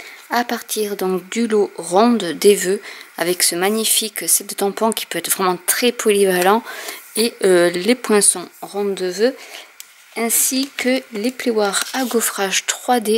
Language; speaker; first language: French; native; French